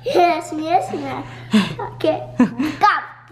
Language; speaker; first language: Polish; early bilingual, heritage; Polish